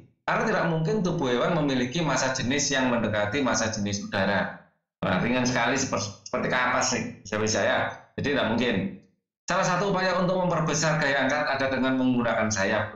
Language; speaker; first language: Indonesian; native; Indonesian